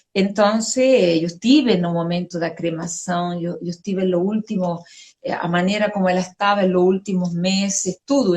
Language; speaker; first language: Portuguese; non-native, fluent; Spanish